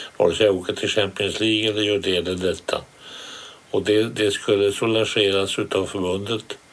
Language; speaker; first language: Swedish; native; Swedish